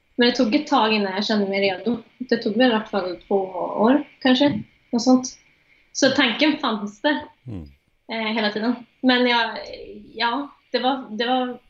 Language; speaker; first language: Swedish; native; Swedish